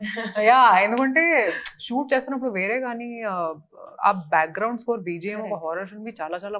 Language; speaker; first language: Telugu; non-native, fluent; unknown